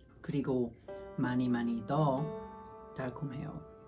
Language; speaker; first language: Korean; non-native, learner; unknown